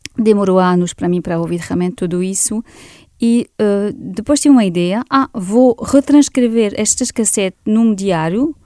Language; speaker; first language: Portuguese; non-native, fluent; French